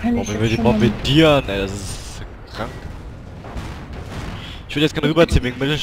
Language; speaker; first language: German; native; German